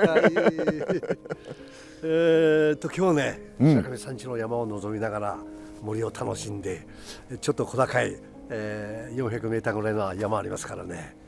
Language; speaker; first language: Japanese; native; Japanese